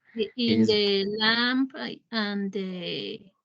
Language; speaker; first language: English; non-native, learner; Spanish